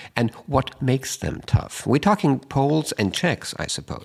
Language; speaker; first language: English; non-native, fluent; German